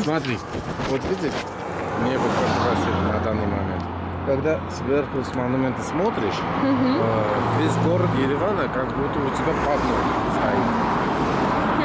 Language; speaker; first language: Russian; non-native, fluent; Armenian